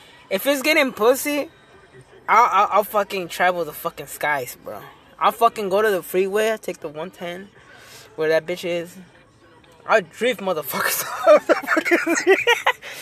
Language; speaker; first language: English; early bilingual, other home language; Spanish